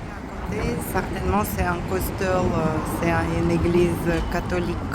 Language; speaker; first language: French; non-native, fluent; Russian